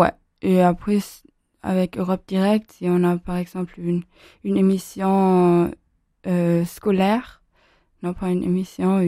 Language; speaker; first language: French; non-native, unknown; German